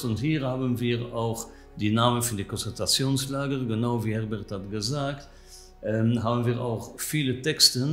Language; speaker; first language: German; non-native, fluent; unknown